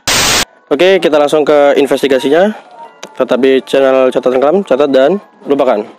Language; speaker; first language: Indonesian; native; Indonesian